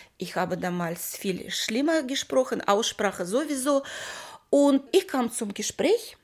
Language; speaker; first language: German; non-native, fluent; Romanian